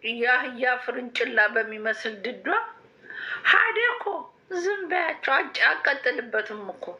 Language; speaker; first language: Amharic; native; Amharic